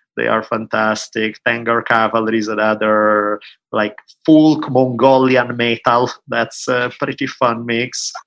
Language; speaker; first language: English; non-native, fluent; Italian